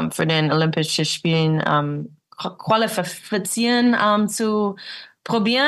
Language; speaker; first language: German; early bilingual, heritage; English